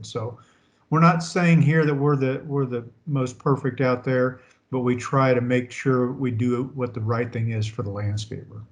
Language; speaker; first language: English; native; English